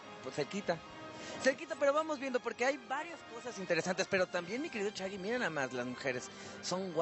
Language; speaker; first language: Spanish; native; Spanish